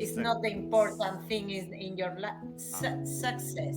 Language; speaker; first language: English; non-native, learner; Spanish